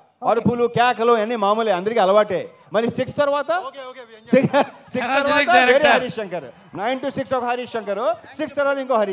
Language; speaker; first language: Telugu; native; Telugu